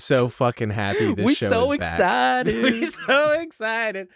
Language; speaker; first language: English; native; English